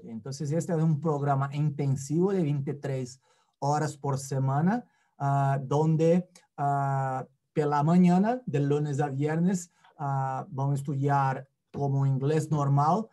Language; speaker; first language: Spanish; non-native, fluent; Portuguese